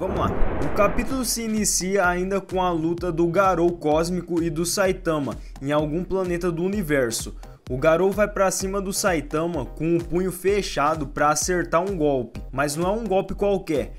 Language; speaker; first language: Portuguese; native; Portuguese